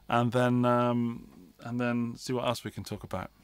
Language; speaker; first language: English; native; English